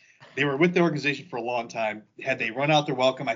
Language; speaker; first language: English; native; English